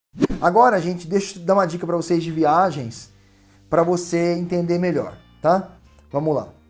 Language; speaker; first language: Portuguese; native; Portuguese